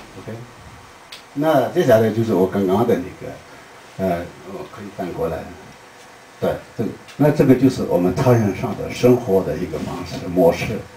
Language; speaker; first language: Chinese; non-native, local second language; Tibetan